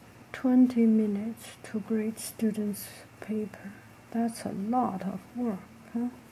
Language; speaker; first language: English; non-native, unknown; Chinese